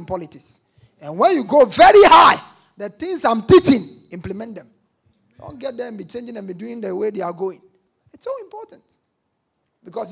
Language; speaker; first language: English; non-native, local second language; Akan